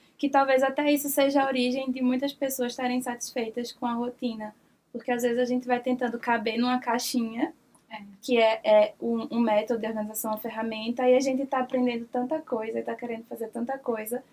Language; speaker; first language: Portuguese; native; Portuguese